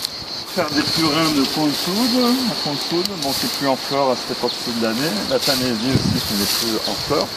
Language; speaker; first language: French; native; French